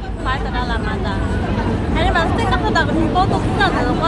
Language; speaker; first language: Korean; non-native, learner; Vietnamese